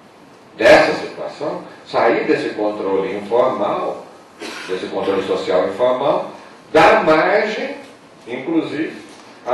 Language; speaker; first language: Portuguese; native; Portuguese